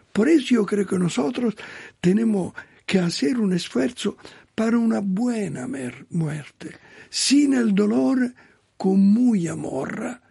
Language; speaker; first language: Spanish; non-native, learner; Italian